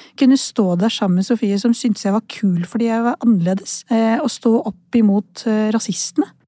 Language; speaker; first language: Norwegian; early bilingual, other home language; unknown